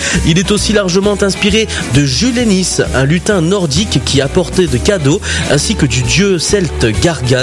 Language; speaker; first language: French; native; French